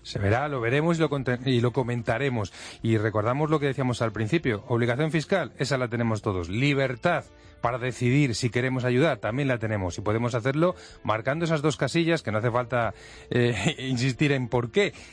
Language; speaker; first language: Spanish; native; Spanish